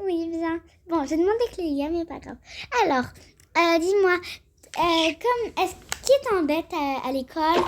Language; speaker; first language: French; native; French